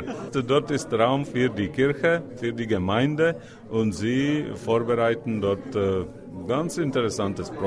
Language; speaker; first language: German; non-native, fluent; Czech